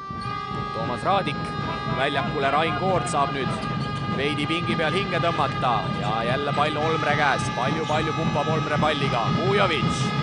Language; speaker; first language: Estonian; native; Estonian